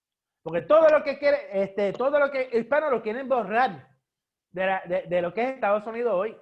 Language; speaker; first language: Spanish; native; Spanish